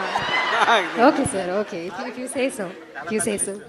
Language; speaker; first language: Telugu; non-native, learner; Malayalam